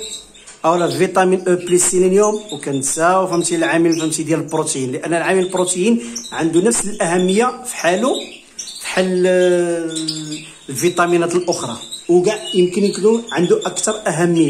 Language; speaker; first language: Arabic; native; Arabic